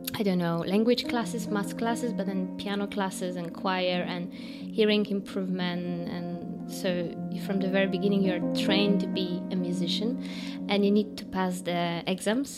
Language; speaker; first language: English; non-native, fluent; Polish